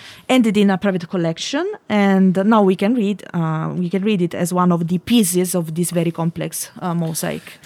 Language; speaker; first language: English; non-native, fluent; Italian